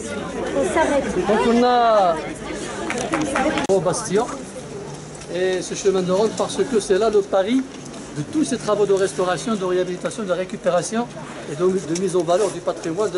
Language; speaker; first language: French; non-native, local second language; Arabic